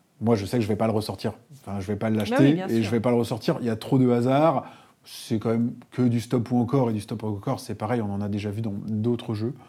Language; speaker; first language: French; native; French